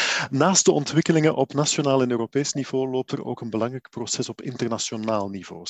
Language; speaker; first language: Dutch; native; Dutch